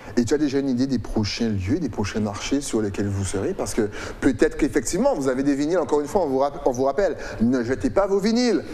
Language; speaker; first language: French; native; French